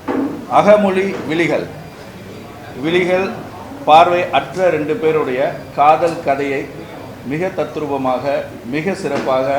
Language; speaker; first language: Tamil; native; Tamil